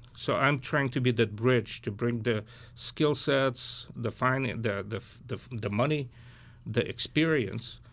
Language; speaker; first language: English; early bilingual, other home language; Ukrainian